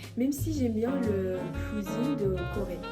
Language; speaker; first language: French; non-native, learner; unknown